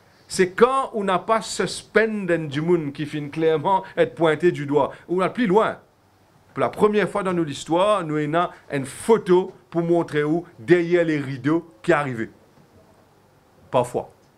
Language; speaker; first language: French; non-native, local second language; Morisyen